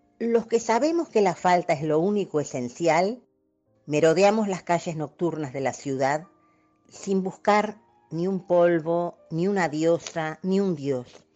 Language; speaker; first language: Spanish; native; Spanish